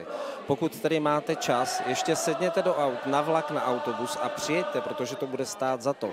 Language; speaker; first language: Czech; native; Czech